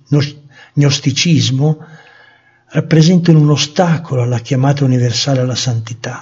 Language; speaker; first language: Italian; native; Italian